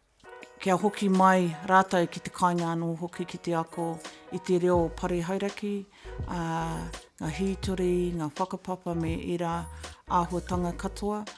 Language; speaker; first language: Māori; non-native, local second language; English